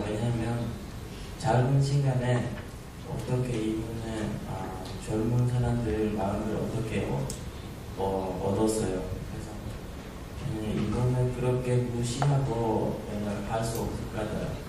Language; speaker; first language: Korean; non-native, learner; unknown